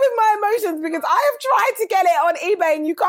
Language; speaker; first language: English; native; English